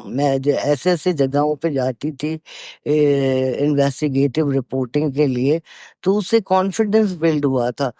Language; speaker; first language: Urdu; native; Urdu